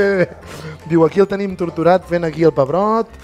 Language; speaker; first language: Catalan; native; Catalan